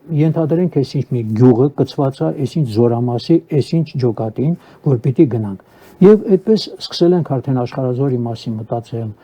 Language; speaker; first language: Armenian; native; Armenian